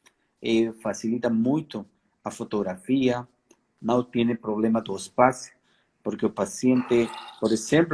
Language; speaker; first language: Portuguese; non-native, fluent; Spanish